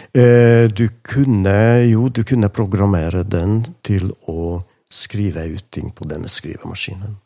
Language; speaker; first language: Norwegian; non-native, fluent; Hungarian